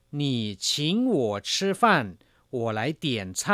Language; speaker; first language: Chinese; non-native, fluent; Thai